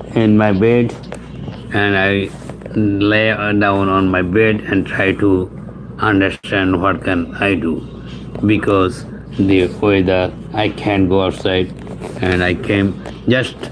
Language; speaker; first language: English; non-native, local second language; Bangla